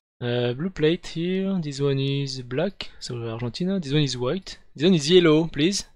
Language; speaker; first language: English; non-native, fluent; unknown